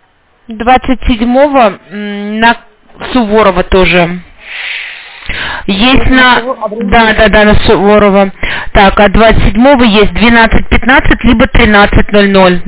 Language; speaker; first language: Russian; native; Russian